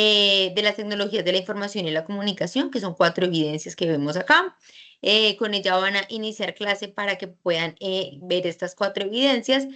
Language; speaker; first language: Spanish; native; Spanish